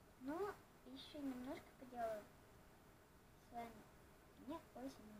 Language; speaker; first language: Russian; non-native, local second language; Ukrainian